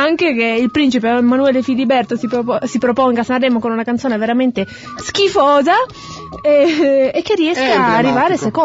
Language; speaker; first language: Italian; native; Italian